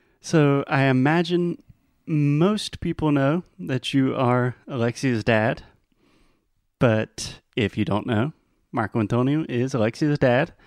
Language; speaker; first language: English; non-native, fluent; Portuguese